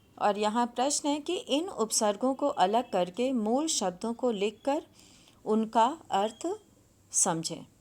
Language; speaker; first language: Hindi; native; Hindi